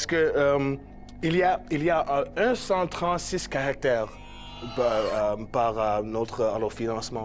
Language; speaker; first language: French; non-native, local second language; English